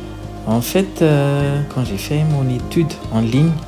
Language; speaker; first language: French; non-native, local second language; Malagasy